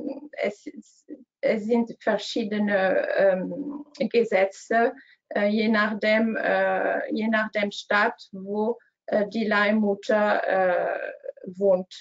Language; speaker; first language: German; non-native, learner; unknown